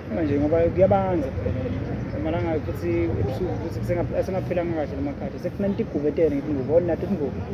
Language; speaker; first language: Zulu; native; Zulu